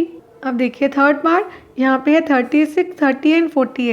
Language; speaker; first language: Hindi; native; Hindi